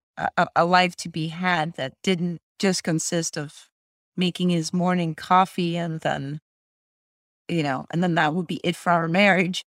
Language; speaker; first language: English; non-native, fluent; Swedish